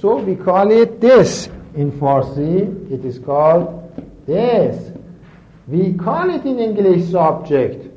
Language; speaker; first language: English; non-native, fluent; Persian